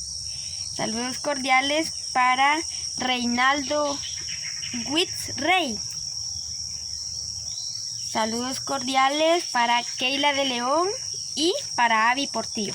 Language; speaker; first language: Spanish; non-native, local second language; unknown